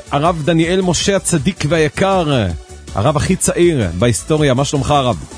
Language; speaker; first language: Hebrew; native; Hebrew